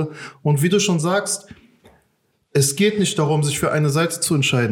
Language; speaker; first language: German; native; German